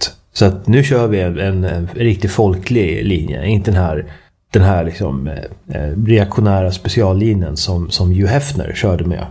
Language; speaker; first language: Swedish; native; Swedish